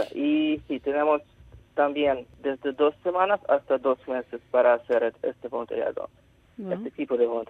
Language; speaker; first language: Spanish; non-native, fluent; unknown